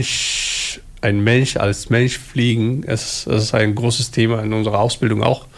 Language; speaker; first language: German; non-native, learner; Somali